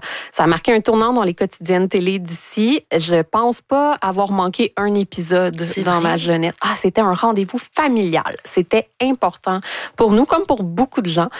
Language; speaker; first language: French; native; French